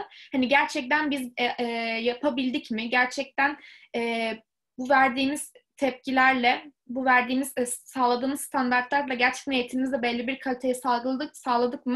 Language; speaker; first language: Turkish; native; Turkish